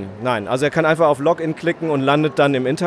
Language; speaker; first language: German; native; German